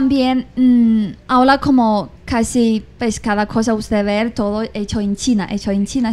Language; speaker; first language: Spanish; non-native, fluent; Chinese